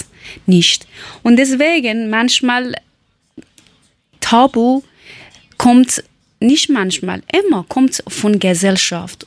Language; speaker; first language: German; non-native, learner; Persian